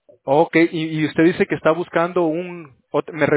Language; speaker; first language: Spanish; early bilingual, heritage; Spanish